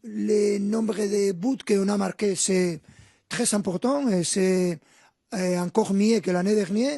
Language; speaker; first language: French; non-native, fluent; Spanish